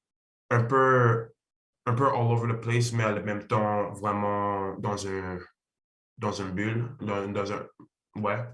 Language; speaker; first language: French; non-native, learner; English